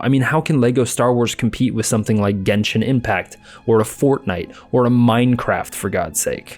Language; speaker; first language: English; native; English